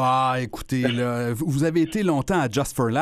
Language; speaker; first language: French; native; French